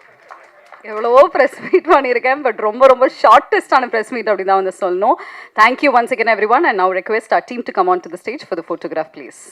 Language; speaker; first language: Tamil; native; Tamil